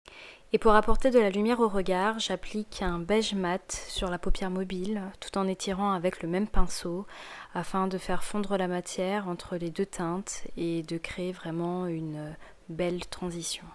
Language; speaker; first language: French; native; French